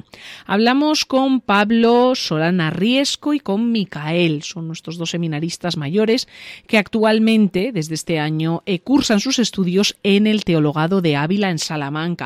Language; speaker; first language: Spanish; native; Spanish